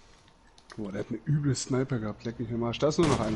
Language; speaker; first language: German; native; German